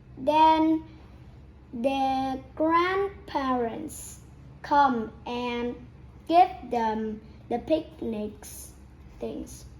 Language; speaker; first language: English; non-native, learner; Vietnamese